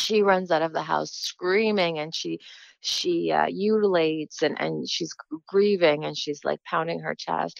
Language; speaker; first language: English; native; English